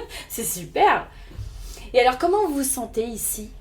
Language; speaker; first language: French; native; French